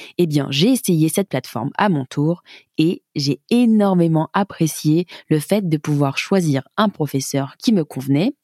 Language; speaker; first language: French; native; French